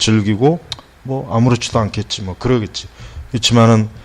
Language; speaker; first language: Korean; native; Korean